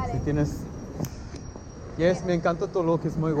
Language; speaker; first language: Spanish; non-native, fluent; English